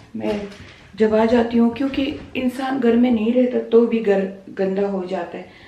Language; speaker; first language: Urdu; non-native, local second language; Pashto